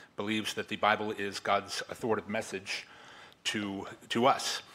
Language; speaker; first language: English; native; English